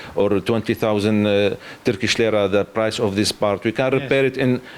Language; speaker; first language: English; non-native, learner; Arabic